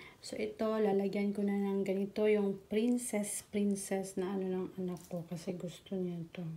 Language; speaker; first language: Filipino; native; Filipino